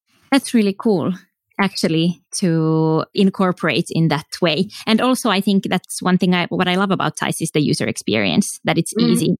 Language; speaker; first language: English; non-native, fluent; Finnish